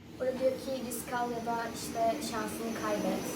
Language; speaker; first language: Turkish; early bilingual, other home language; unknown